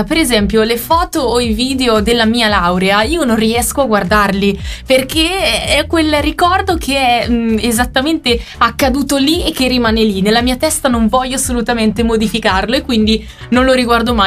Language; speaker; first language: Italian; native; Italian